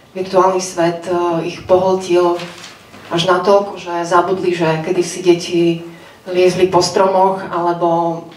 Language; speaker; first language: Slovak; native; Slovak